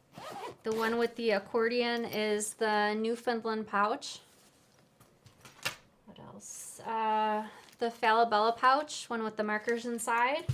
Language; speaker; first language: English; native; English